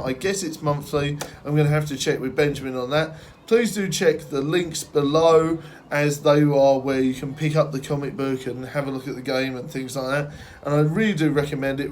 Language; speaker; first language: English; native; English